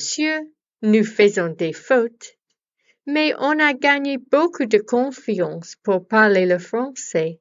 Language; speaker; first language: French; non-native, learner; English